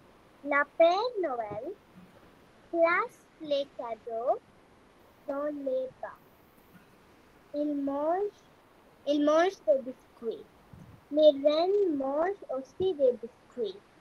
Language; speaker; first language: French; non-native, learner; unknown